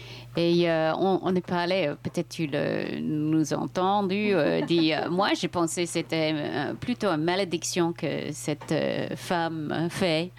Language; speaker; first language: French; non-native, fluent; English